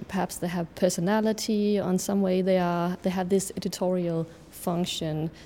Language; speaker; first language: English; non-native, fluent; Danish